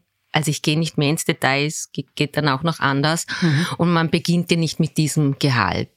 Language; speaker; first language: German; early bilingual, other home language; Turkish